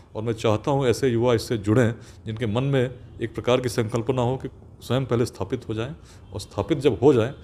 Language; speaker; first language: Hindi; native; Hindi